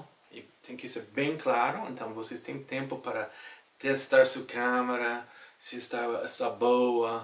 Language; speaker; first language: Portuguese; non-native, fluent; English